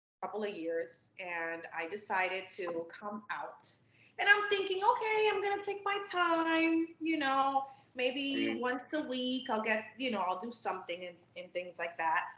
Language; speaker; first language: English; native; English